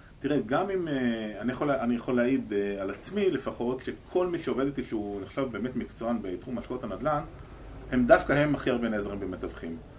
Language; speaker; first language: Hebrew; native; Hebrew